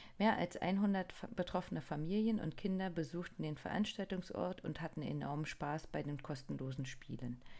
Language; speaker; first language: German; non-native, fluent; Japanese